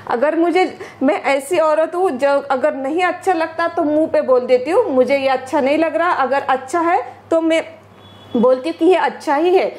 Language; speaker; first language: Hindi; non-native, local second language; Marathi